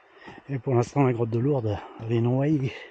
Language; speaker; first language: French; native; French